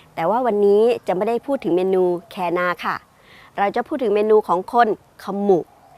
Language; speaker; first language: Thai; native; Thai